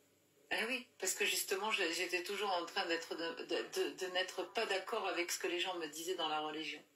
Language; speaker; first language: French; native; French